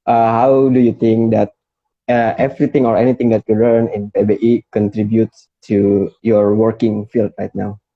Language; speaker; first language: English; non-native, fluent; Indonesian